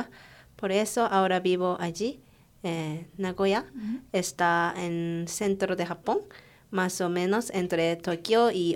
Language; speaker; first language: Spanish; non-native, learner; Japanese